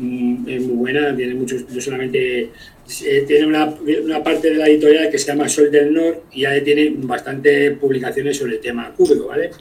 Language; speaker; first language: Spanish; native; Spanish